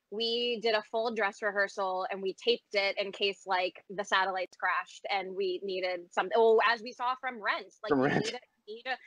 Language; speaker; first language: English; native; English